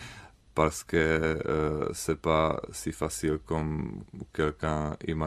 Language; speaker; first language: French; non-native, learner; Czech